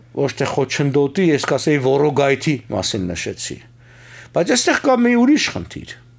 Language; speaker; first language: Armenian; native; Armenian